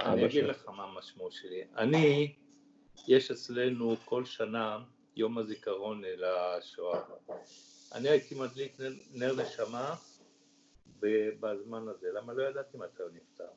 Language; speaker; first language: Hebrew; early bilingual, other home language; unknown